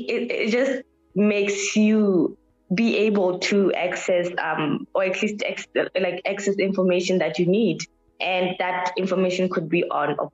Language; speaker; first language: English; non-native, local second language; Southern Sotho